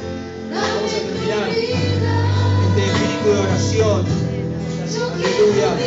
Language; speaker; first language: Spanish; native; Spanish